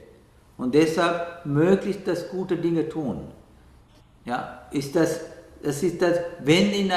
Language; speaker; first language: German; non-native, learner; Sinhala